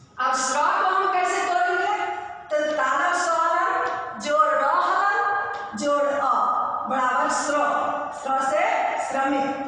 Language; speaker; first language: Hindi; native; Hindi